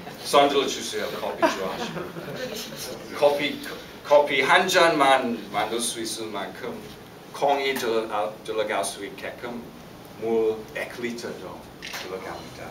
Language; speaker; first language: Korean; non-native, fluent; English